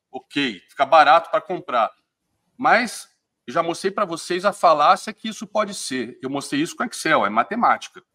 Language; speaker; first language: Portuguese; native; Portuguese